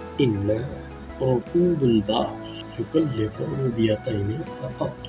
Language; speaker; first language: Arabic; non-native, fluent; Urdu